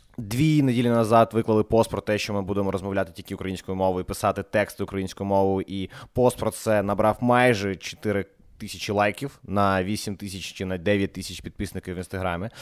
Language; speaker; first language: Ukrainian; non-native, local second language; Russian